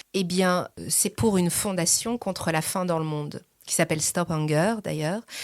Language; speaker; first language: French; early bilingual, other home language; Persian